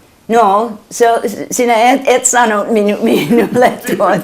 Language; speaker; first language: Finnish; early bilingual, heritage; English